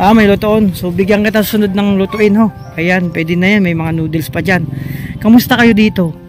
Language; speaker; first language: Filipino; non-native, local second language; Bikol